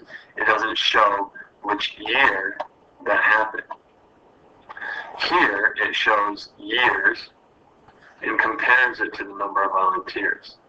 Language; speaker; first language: English; native; English